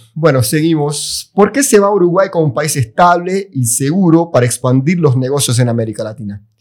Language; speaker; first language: Spanish; non-native, fluent; Portuguese